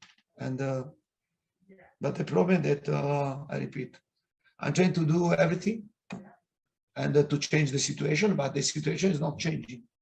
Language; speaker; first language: English; non-native, fluent; Italian